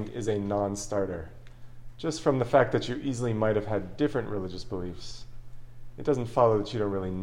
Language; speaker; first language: English; native; English